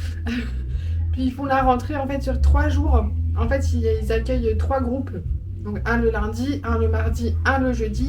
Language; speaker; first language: French; native; French